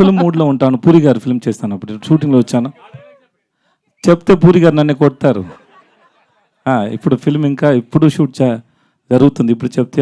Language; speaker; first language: Telugu; non-native, learner; Tamil